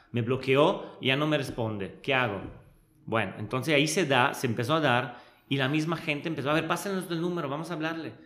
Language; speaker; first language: Spanish; non-native, fluent; Italian